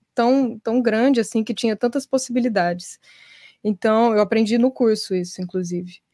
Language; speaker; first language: Portuguese; native; Portuguese